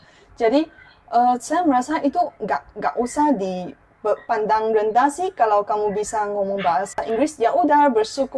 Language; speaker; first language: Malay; non-native, local second language; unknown